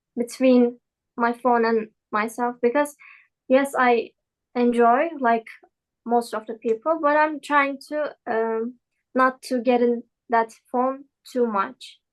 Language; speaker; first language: English; non-native, learner; Turkish